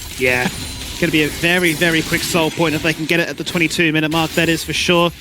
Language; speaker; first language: English; native; English